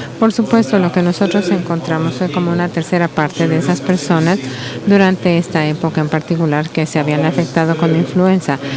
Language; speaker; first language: Spanish; non-native, learner; English